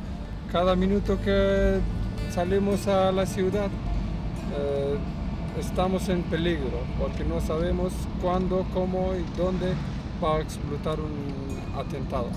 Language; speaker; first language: Spanish; non-native, learner; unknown